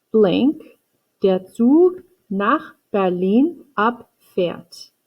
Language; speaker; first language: German; non-native, fluent; English